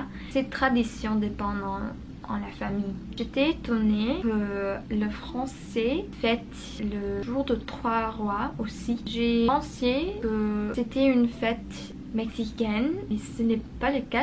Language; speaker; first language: French; non-native, learner; Spanish